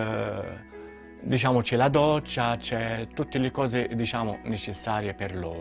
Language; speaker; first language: Italian; non-native, fluent; Arabic